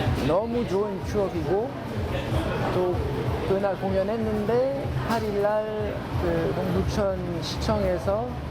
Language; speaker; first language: Korean; non-native, fluent; French